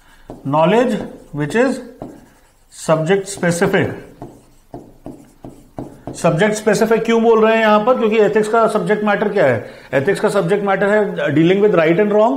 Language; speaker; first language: Hindi; native; Hindi